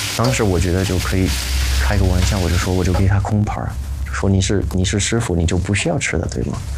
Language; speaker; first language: Chinese; non-native, fluent; English